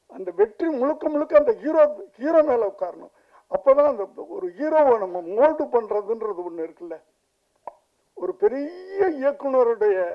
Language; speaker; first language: Tamil; native; Tamil